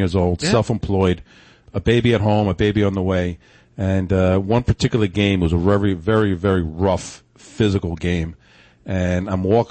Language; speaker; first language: English; native; English